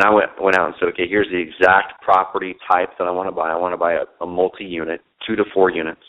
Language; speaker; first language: English; native; English